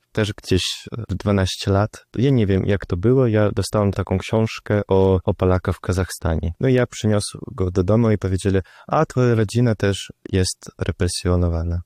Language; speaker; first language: Polish; non-native, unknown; Russian